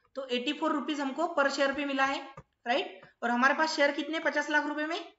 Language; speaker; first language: Hindi; non-native, local second language; Marathi